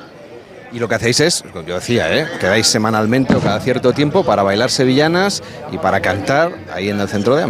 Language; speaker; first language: Spanish; native; Spanish